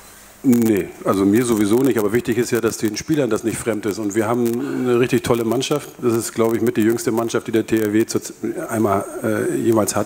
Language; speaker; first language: German; native; German